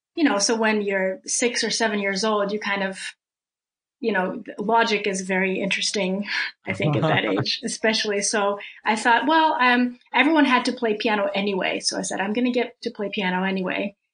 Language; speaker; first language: English; early bilingual, other home language; Russian